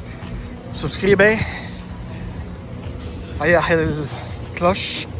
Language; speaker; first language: Spanish; non-native, learner; French